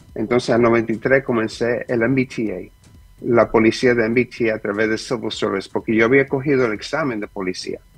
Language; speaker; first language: Spanish; early bilingual, heritage; Spanish